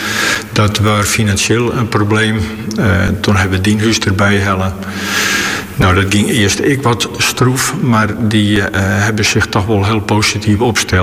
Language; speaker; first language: Dutch; native; Dutch